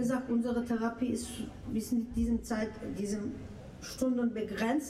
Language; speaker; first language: German; non-native, local second language; Turkish